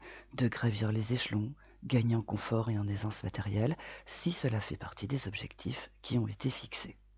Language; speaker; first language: French; native; French